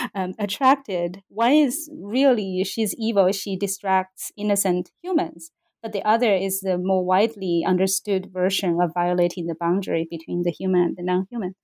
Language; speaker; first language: English; non-native, fluent; Chinese